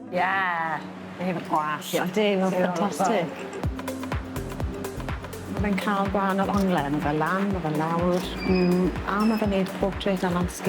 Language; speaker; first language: Welsh; native; Welsh